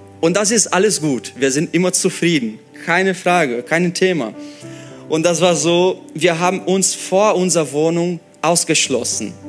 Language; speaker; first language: German; non-native, fluent; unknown